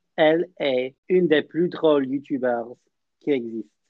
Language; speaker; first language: French; non-native, learner; English